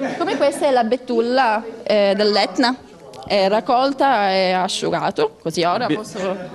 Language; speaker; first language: Italian; non-native, fluent; Ukrainian